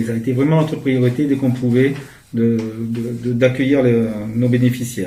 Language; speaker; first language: French; native; French